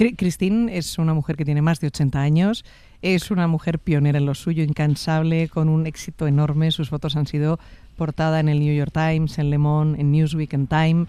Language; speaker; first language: Spanish; native; Spanish